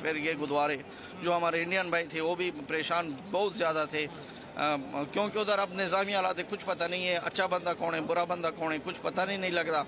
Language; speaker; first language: Hindi; non-native, fluent; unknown